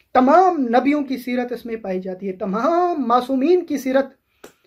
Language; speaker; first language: Urdu; non-native, local second language; Sindhi